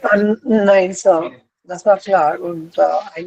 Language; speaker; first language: German; non-native, learner; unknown